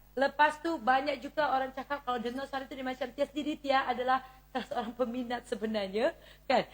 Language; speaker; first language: Malay; native; Malay